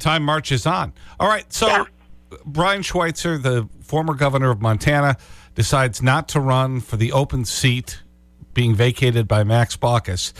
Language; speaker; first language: English; native; English